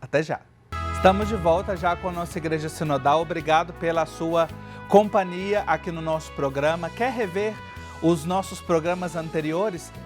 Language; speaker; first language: Portuguese; native; Portuguese